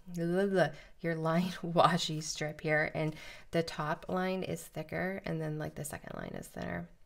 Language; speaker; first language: English; native; English